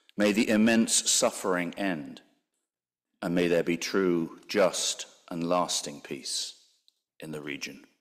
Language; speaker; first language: English; native; English